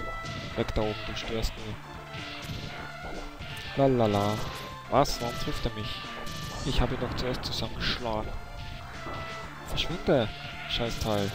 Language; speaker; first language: German; native; German